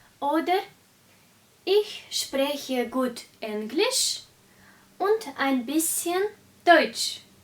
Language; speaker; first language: German; non-native, fluent; Russian